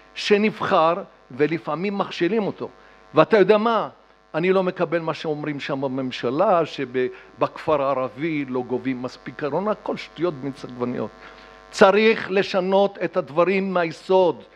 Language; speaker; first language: Hebrew; native; Hebrew